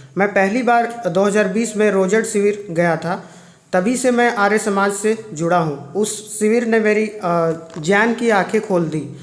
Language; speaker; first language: Hindi; native; Hindi